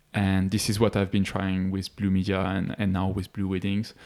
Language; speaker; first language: English; non-native, fluent; French